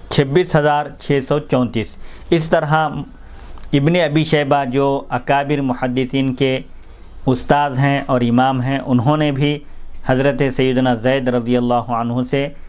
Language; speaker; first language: Urdu; native; Urdu